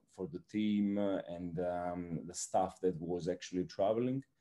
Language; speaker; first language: English; non-native, fluent; Italian